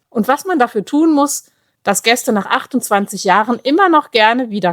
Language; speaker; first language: German; native; German